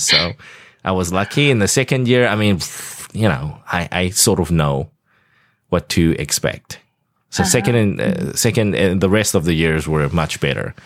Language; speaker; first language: English; non-native, fluent; Chinese